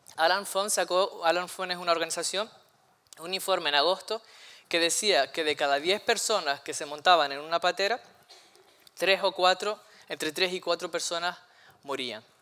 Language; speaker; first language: Spanish; native; Spanish